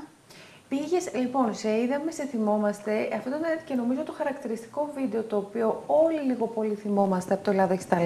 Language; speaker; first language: Greek; native; Greek